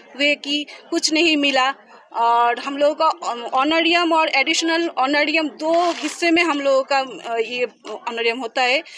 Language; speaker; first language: Hindi; non-native, local second language; Bangla